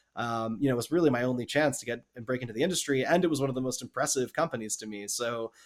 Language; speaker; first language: English; native; English